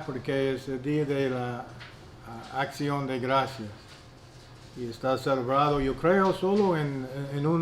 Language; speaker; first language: Spanish; non-native, fluent; English